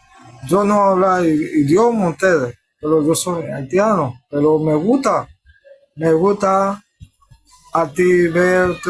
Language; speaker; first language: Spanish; non-native, learner; Haitian Creole